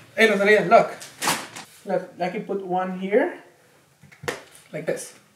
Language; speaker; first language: English; non-native, fluent; Spanish